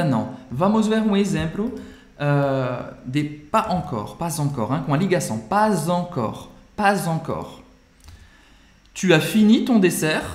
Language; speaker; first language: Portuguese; non-native, fluent; French